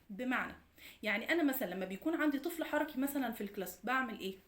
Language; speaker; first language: Arabic; native; Arabic